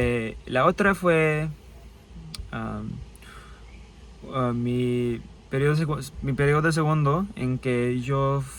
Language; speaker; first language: Spanish; non-native, fluent; English